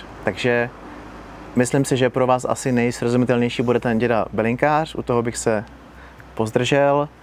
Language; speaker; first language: Czech; native; Czech